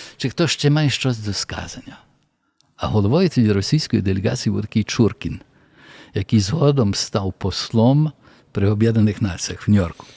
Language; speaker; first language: Ukrainian; early bilingual, heritage; Ukrainian